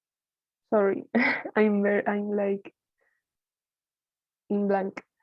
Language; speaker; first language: English; non-native, learner; Spanish